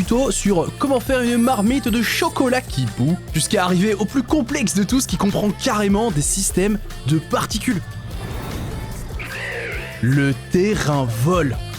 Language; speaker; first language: French; native; French